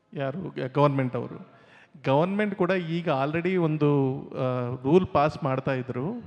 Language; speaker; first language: Kannada; non-native, local second language; Telugu